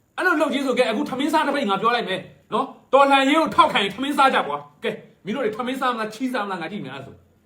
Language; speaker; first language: Burmese; native; Burmese